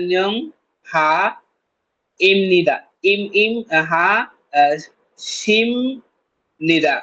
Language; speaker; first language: Korean; non-native, learner; Bangla